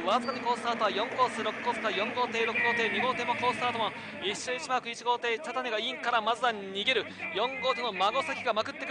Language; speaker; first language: Japanese; native; Japanese